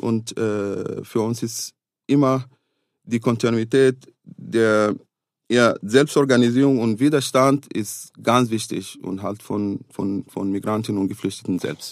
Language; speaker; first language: German; non-native, fluent; Arabic